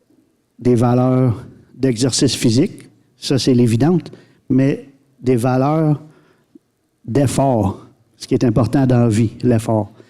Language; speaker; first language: French; native; French